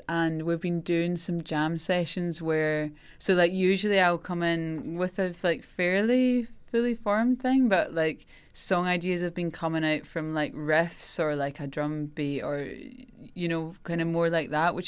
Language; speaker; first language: English; native; English